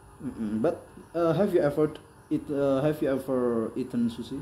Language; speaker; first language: English; non-native, learner; Indonesian